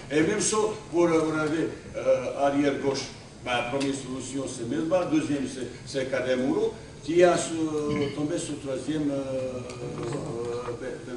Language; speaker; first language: French; non-native, fluent; Bosnian